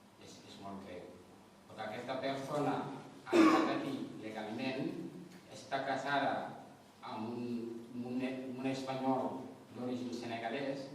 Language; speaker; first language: Catalan; non-native, fluent; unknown